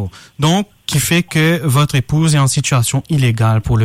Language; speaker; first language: French; non-native, local second language; Morisyen